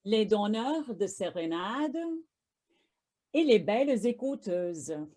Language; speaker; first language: French; non-native, fluent; English